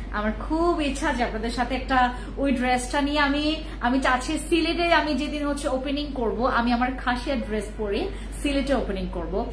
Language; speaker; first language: Bangla; non-native, local second language; Khasi